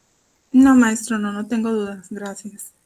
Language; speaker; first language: Spanish; native; Spanish